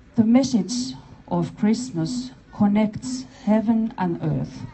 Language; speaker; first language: English; non-native, fluent; Finnish